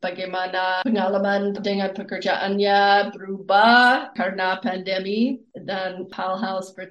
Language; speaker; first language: Indonesian; non-native, fluent; English